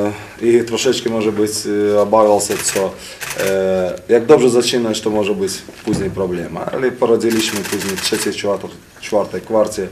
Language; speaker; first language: Polish; non-native, fluent; Russian